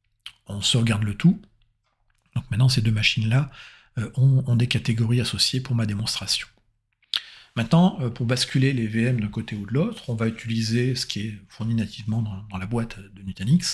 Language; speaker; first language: French; native; French